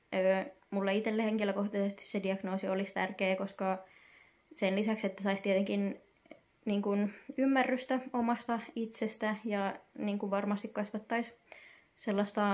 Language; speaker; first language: Finnish; native; Finnish